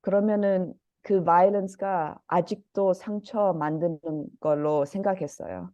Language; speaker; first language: Korean; early bilingual, heritage; Korean